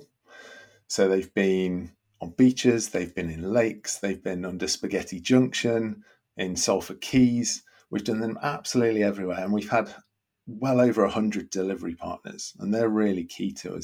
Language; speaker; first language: English; native; English